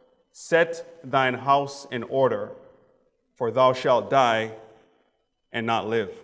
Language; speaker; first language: English; native; English